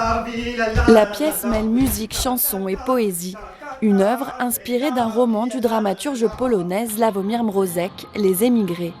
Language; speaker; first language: French; native; French